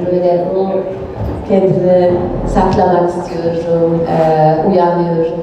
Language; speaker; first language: Turkish; early bilingual, heritage; Turkish